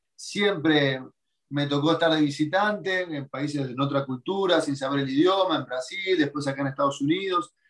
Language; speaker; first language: Spanish; native; Spanish